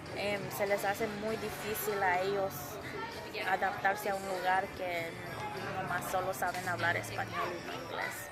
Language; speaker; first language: Spanish; early bilingual, other home language; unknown